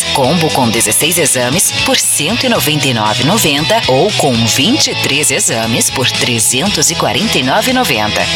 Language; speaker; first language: Portuguese; native; Portuguese